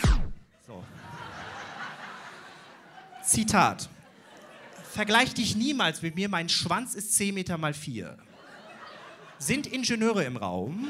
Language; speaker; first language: German; native; German